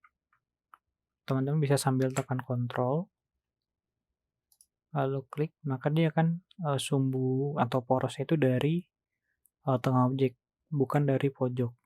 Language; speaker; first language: Indonesian; native; Indonesian